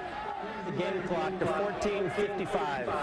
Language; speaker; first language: English; native; English